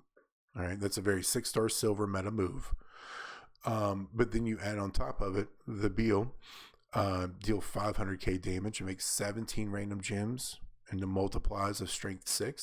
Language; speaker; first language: English; native; English